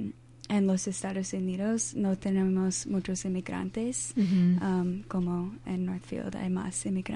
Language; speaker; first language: Spanish; non-native, learner; English